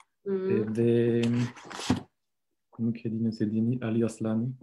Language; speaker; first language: Albanian; non-native, learner; French